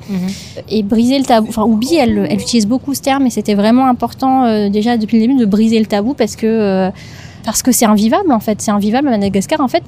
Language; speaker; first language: French; native; French